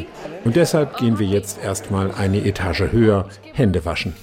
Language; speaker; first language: German; native; German